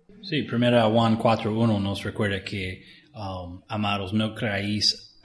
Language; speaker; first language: Spanish; non-native, fluent; English